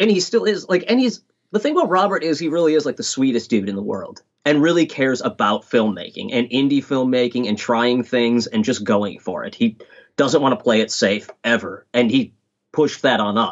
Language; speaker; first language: English; native; English